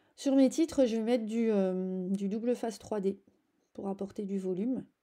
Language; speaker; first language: French; native; French